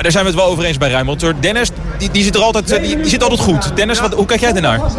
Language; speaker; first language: Dutch; native; Dutch